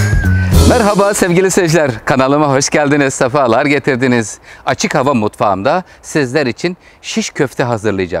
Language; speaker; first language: Turkish; native; Turkish